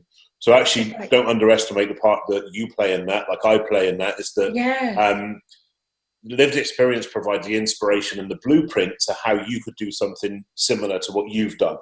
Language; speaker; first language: English; native; English